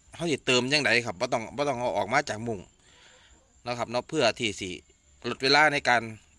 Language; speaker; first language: Thai; native; Thai